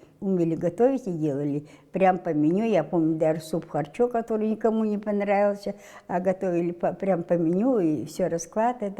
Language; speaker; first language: Russian; non-native, local second language; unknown